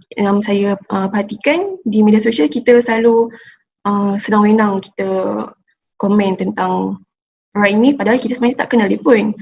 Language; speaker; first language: Malay; native; Malay